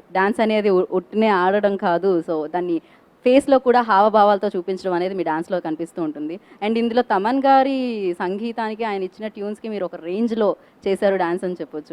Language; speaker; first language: Telugu; native; Telugu